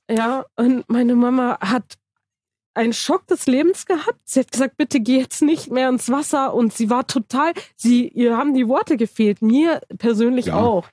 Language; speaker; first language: German; early bilingual, other home language; Turkish